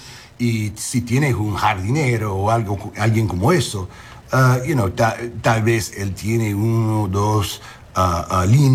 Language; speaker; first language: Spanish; early bilingual, heritage; English